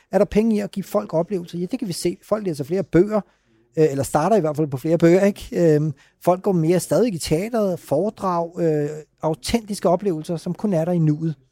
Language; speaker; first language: Danish; early bilingual, other home language; Urdu